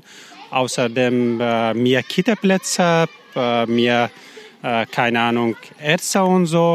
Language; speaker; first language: German; non-native, learner; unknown